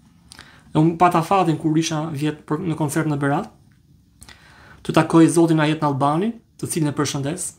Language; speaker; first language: Albanian; native; Albanian